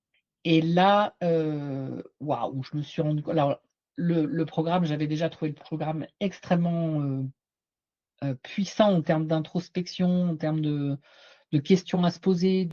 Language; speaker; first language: French; native; French